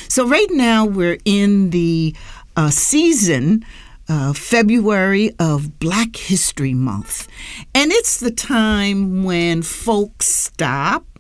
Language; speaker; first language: English; native; English